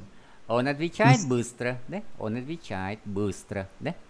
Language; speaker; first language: Russian; non-native, fluent; Vietnamese